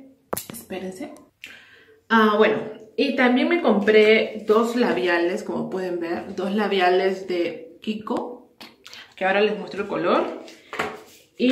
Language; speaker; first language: Spanish; native; Spanish